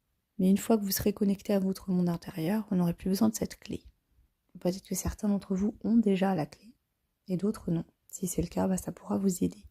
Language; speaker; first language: French; native; French